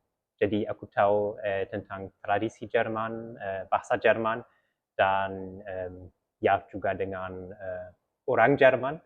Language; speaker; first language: Indonesian; early bilingual, heritage; German